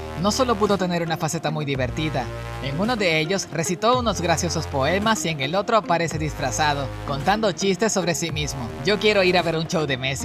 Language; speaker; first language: Spanish; native; Spanish